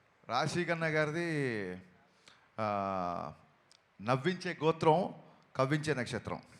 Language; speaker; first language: Telugu; native; Telugu